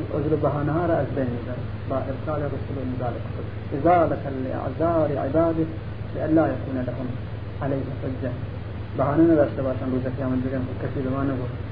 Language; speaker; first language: Persian; non-native, local second language; Central Kurdish